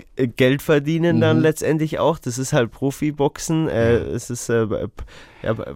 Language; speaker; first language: German; native; German